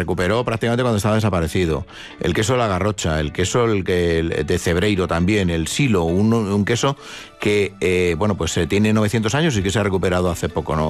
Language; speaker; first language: Spanish; native; Spanish